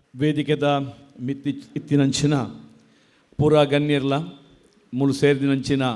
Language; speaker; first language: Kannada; non-native, local second language; Konkani